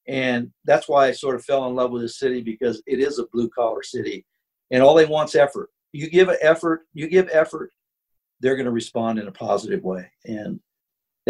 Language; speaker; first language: English; native; English